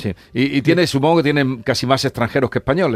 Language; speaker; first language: Spanish; native; Spanish